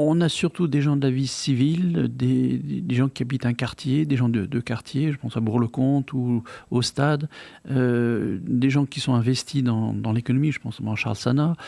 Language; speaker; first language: French; native; French